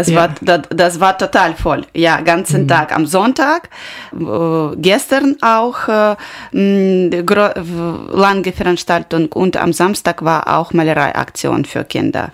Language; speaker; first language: German; non-native, learner; Ukrainian